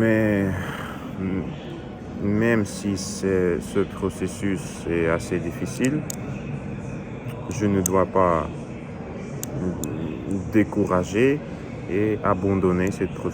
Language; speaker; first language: French; non-native, learner; Russian